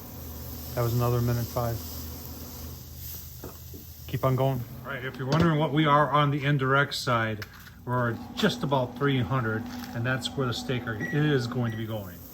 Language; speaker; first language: English; native; English